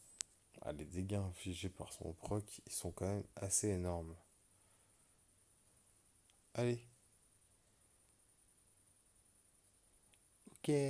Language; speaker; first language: French; native; French